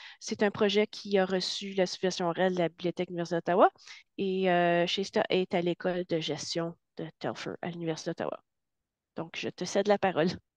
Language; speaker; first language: French; native; French